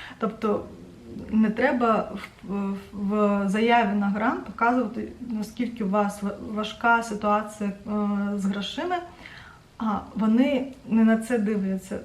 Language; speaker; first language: Ukrainian; non-native, local second language; Russian